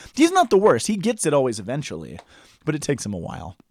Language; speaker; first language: English; native; English